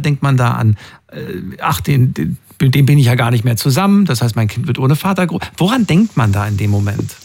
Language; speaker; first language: German; native; German